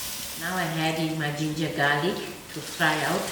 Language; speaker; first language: English; native; English